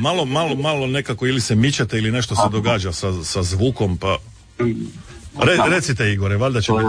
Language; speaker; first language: Serbian; native; Serbian